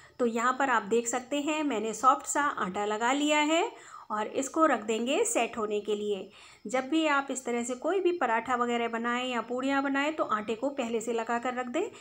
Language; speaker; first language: Hindi; native; Hindi